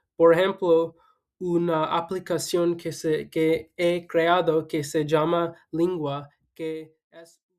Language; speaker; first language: Spanish; non-native, learner; English